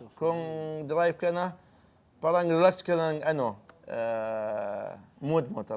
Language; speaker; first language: Filipino; non-native, learner; Arabic